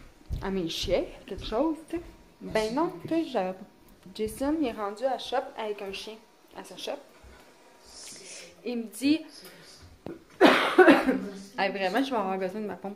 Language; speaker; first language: French; native; French